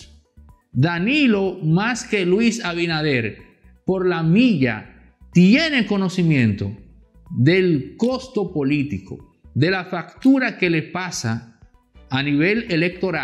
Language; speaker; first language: Spanish; native; Spanish